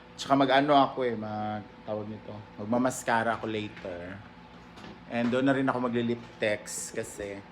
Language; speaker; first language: Filipino; native; Filipino